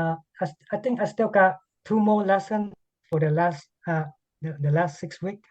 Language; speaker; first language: English; non-native, learner; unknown